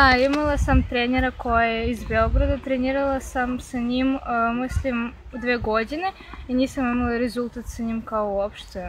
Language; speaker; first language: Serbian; non-native, learner; Belarusian